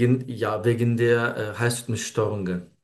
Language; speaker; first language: German; non-native, learner; Turkish